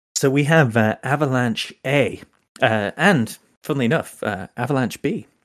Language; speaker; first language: English; native; English